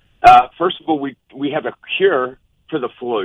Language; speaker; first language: English; native; English